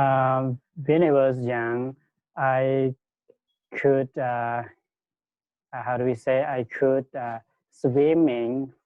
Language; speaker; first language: English; non-native, learner; Lao